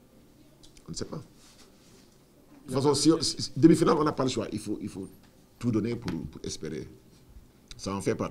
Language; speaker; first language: French; non-native, local second language; Wolof